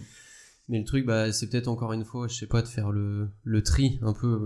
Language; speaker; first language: French; native; French